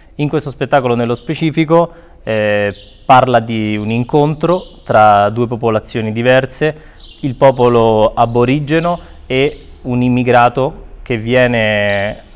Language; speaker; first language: Italian; native; Italian